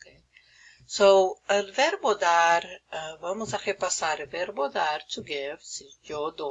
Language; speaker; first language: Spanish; non-native, fluent; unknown